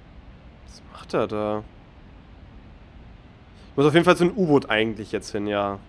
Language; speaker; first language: German; native; German